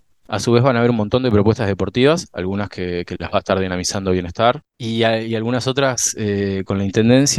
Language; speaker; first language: Spanish; native; Spanish